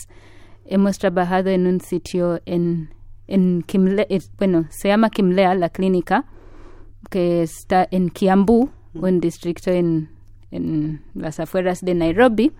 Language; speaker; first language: Spanish; non-native, fluent; Ganda